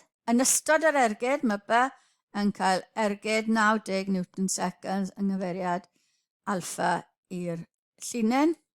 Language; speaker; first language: Welsh; native; Welsh